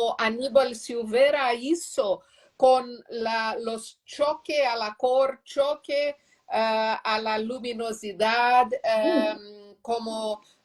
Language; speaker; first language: Spanish; non-native, learner; Portuguese